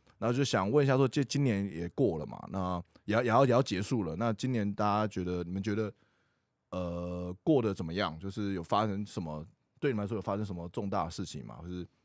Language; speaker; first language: Chinese; native; Chinese